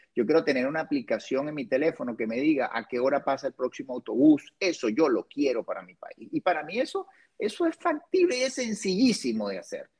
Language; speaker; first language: Spanish; native; Spanish